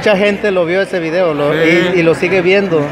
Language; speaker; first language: Spanish; native; Spanish